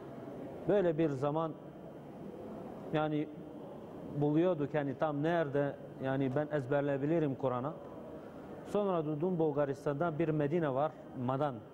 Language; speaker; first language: Turkish; non-native, fluent; Bulgarian